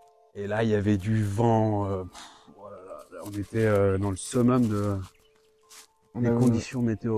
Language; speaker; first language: French; native; French